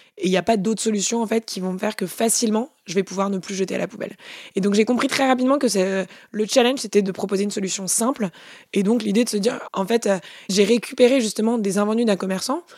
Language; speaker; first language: French; native; French